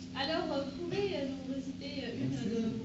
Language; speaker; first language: French; non-native, local second language; Arabic